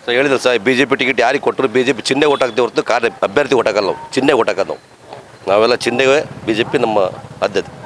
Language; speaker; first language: Kannada; native; Kannada